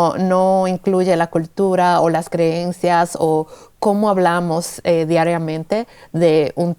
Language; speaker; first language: Spanish; early bilingual, heritage; Spanish